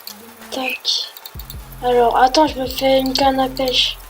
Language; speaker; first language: French; native; French